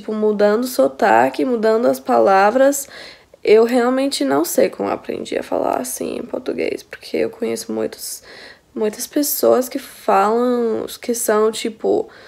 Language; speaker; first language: Portuguese; non-native, fluent; English